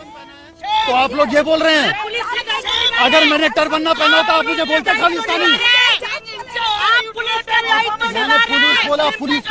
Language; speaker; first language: Hindi; non-native, local second language; Punjabi